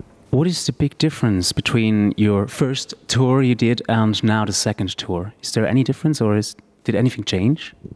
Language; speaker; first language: English; non-native, fluent; German